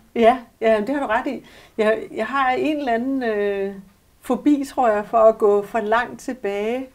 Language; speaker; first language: Danish; native; Danish